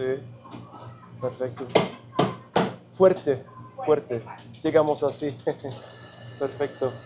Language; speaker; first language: Spanish; non-native, learner; English